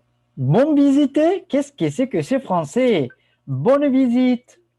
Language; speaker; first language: French; non-native, fluent; Spanish